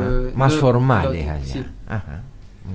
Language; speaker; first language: Spanish; native; Spanish